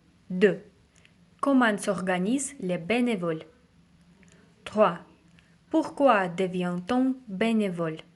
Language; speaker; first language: French; non-native, fluent; Russian